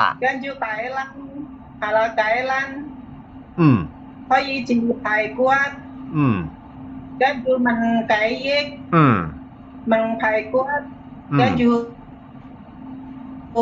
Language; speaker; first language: Cantonese; non-native, learner; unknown